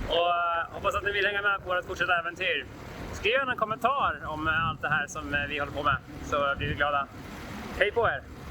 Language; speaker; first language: Swedish; native; Swedish